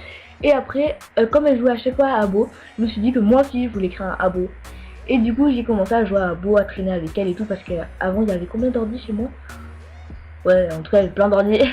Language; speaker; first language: French; native; French